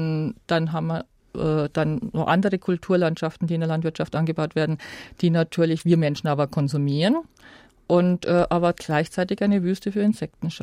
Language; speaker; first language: German; native; German